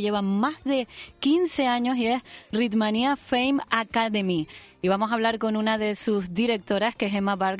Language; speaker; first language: Spanish; native; Spanish